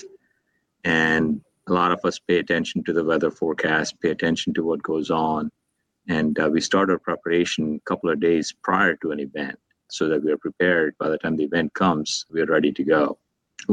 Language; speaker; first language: English; non-native, local second language; Telugu